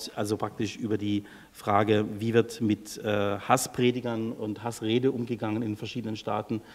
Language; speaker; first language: German; native; German